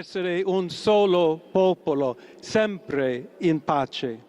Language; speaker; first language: Italian; non-native, fluent; English